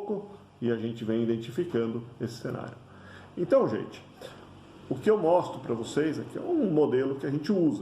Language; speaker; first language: Portuguese; native; Portuguese